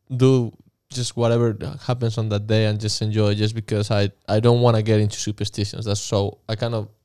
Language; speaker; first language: English; non-native, fluent; Spanish